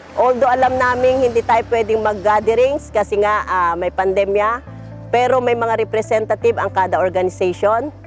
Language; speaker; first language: Filipino; non-native, local second language; Bikol